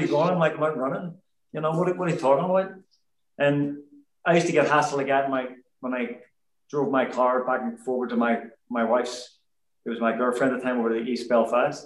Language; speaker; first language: English; native; English